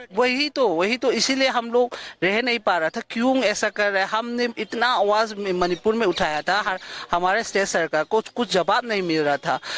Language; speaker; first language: Hindi; non-native, local second language; Manipuri